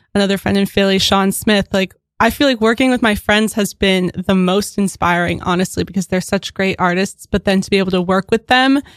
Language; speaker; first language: English; native; English